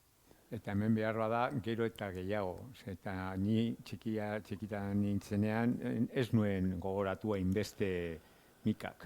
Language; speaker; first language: Basque; non-native, local second language; Spanish